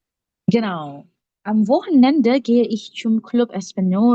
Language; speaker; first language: German; non-native, fluent; Indonesian